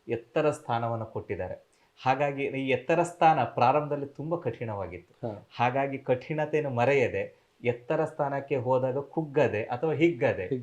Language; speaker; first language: Kannada; native; Kannada